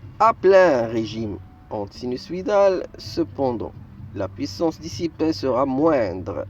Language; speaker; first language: French; non-native, local second language; Arabic